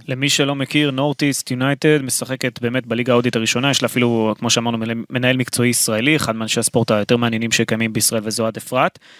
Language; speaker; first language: Hebrew; native; Hebrew